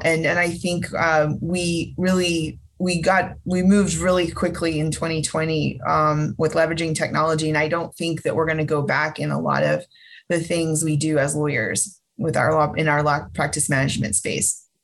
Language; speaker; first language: English; native; English